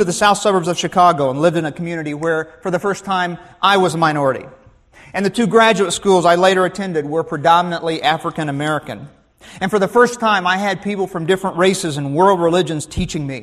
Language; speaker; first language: English; native; English